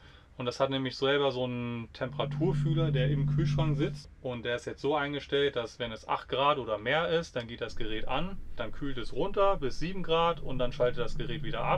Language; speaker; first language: German; native; German